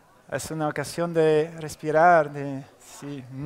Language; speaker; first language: Spanish; non-native, learner; French